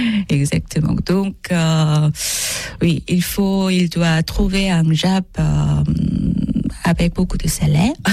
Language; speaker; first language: French; non-native, learner; Korean